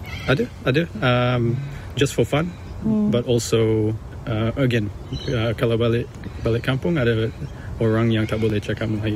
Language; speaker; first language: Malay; early bilingual, heritage; English